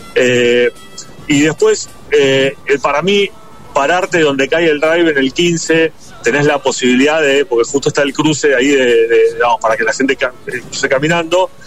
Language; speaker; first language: Spanish; native; Spanish